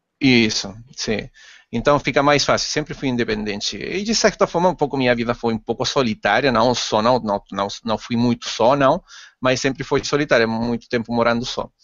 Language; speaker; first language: Portuguese; non-native, fluent; Spanish